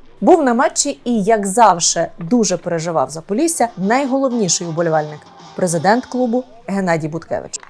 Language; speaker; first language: Ukrainian; native; Ukrainian